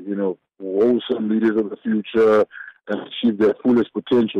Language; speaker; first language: English; non-native, local second language; Shona